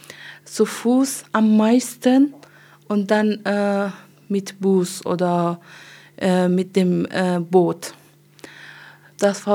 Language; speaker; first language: German; non-native, learner; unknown